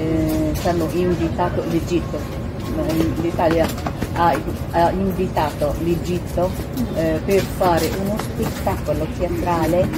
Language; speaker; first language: Italian; non-native, fluent; Arabic